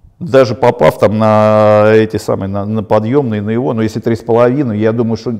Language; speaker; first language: Russian; native; Russian